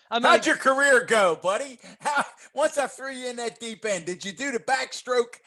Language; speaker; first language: English; native; English